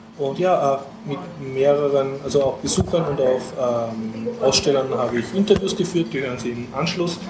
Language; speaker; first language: German; native; German